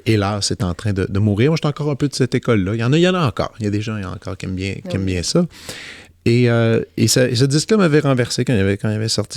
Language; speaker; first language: French; native; French